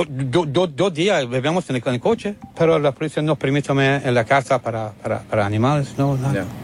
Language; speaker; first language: Spanish; non-native, learner; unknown